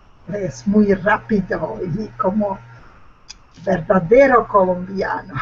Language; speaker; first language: Spanish; non-native, learner; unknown